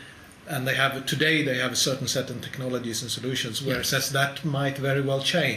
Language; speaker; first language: English; non-native, fluent; Swedish